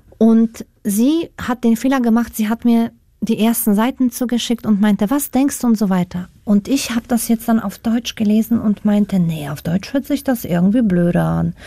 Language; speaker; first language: German; non-native, fluent; Polish